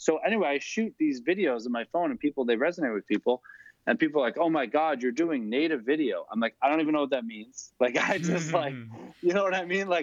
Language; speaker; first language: English; native; English